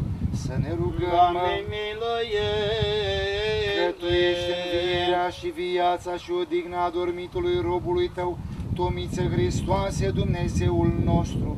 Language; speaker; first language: Romanian; native; Romanian